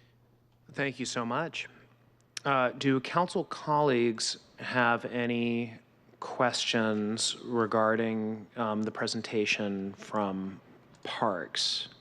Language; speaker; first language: English; native; English